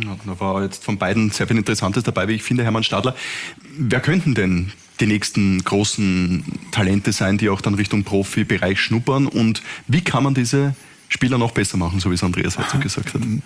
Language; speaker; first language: German; native; German